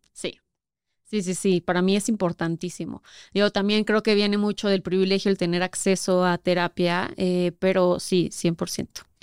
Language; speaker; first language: Spanish; native; Spanish